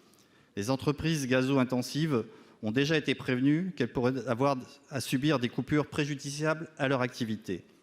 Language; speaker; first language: French; native; French